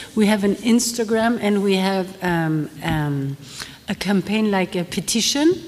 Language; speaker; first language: English; non-native, fluent; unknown